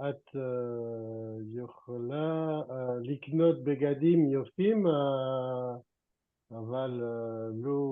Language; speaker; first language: Hebrew; non-native, learner; French